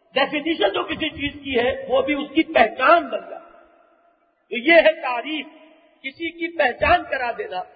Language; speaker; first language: Urdu; native; Urdu